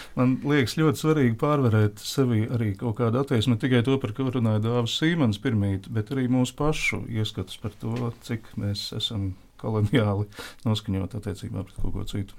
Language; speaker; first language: Latvian; native; Latvian